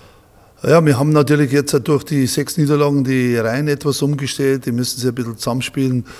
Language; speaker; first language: German; native; German